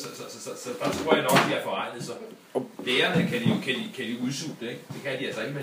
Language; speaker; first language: Danish; native; Danish